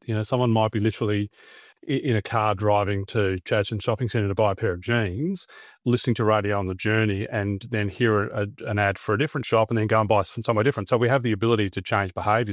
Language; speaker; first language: English; native; English